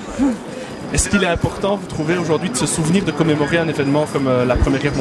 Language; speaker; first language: French; native; French